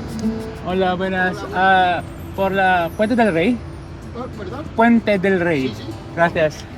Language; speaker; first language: Spanish; non-native, learner; Filipino